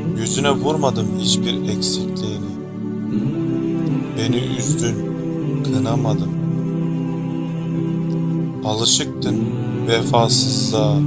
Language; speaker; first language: Turkish; native; Turkish